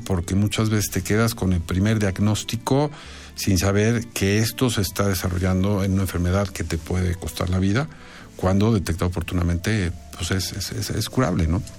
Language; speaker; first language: Spanish; native; Spanish